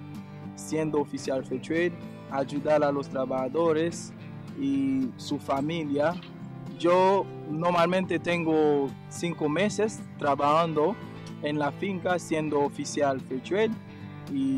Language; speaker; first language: Spanish; non-native, fluent; Haitian Creole